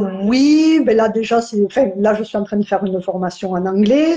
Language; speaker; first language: French; native; French